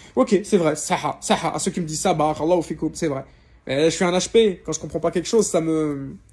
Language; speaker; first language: French; native; French